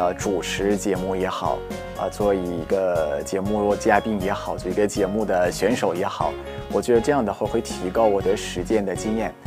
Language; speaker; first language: Chinese; non-native, fluent; Arabic